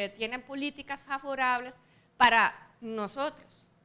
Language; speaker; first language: Spanish; non-native, fluent; German